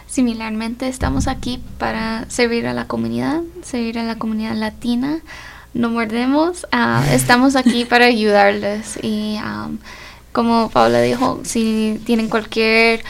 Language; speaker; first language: Spanish; early bilingual, heritage; Spanish